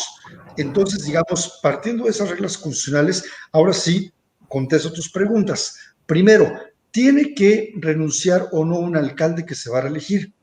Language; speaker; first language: Spanish; native; Spanish